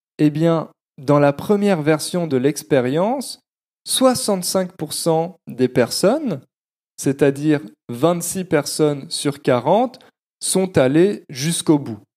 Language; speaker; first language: French; native; French